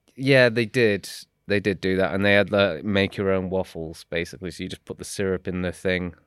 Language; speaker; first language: English; native; English